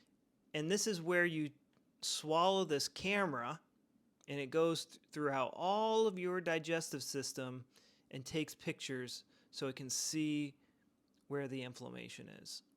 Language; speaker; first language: English; native; English